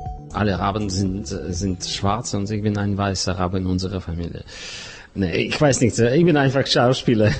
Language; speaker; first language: German; non-native, fluent; Russian